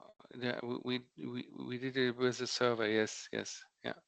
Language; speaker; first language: English; non-native, fluent; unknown